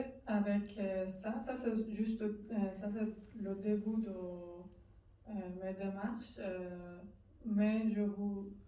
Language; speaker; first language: French; non-native, learner; Persian